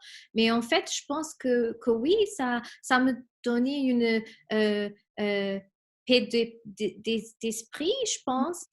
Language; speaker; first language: French; non-native, fluent; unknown